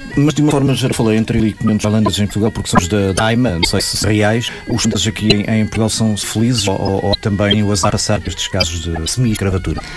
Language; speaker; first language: Portuguese; native; Portuguese